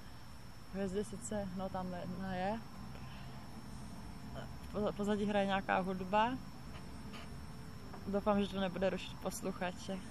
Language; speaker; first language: Czech; native; Czech